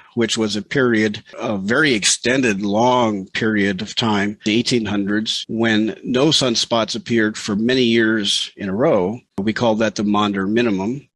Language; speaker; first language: English; native; English